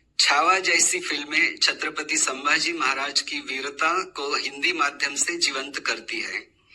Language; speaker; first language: Hindi; non-native, local second language; Marathi